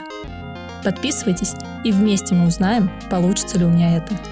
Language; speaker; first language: Russian; native; Russian